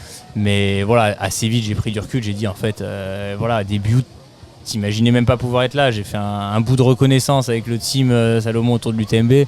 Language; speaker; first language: French; native; French